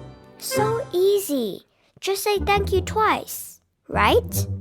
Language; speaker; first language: English; early bilingual, heritage; English